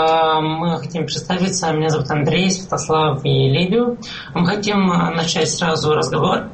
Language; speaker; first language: Russian; non-native, fluent; Romanian